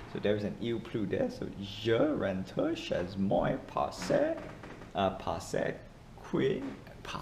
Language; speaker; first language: French; non-native, learner; English